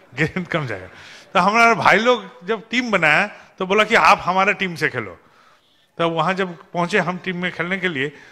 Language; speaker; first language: Hindi; non-native, local second language; Bangla